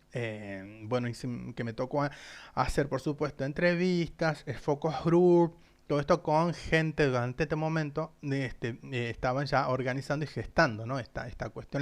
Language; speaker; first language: Spanish; native; Spanish